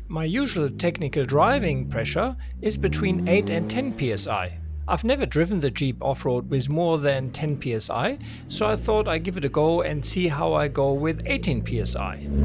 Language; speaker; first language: English; native; English